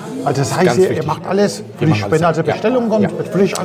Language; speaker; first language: German; native; German